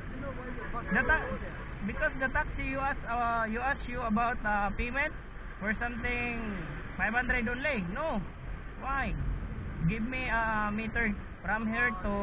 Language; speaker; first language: English; non-native, learner; Arabic